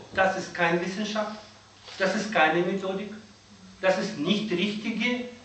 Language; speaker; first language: German; non-native, learner; Russian